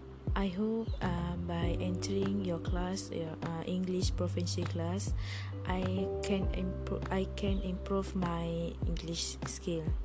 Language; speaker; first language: English; non-native, learner; Malay